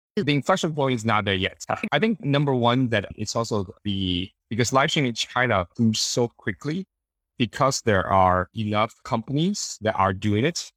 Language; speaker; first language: English; early bilingual, other home language; Chinese